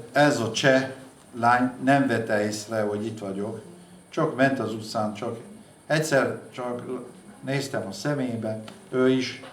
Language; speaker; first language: Hungarian; non-native, fluent; French